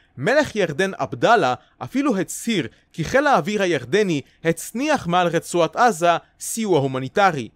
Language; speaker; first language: Hebrew; native; Hebrew